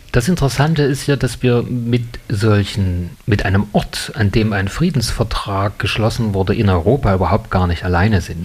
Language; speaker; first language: German; native; German